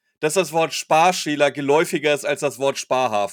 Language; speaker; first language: German; native; German